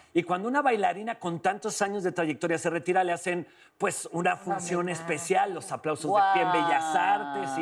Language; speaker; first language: Spanish; native; Spanish